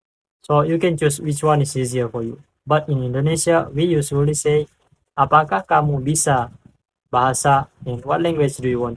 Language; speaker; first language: English; non-native, fluent; Indonesian